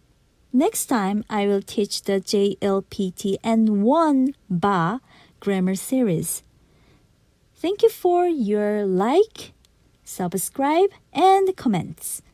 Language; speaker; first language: English; non-native, fluent; Japanese